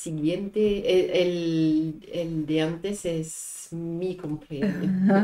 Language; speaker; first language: Spanish; non-native, learner; French